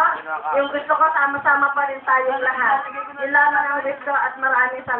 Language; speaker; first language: Filipino; native; Filipino